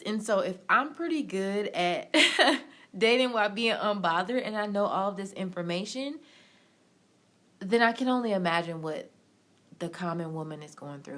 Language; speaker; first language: English; native; English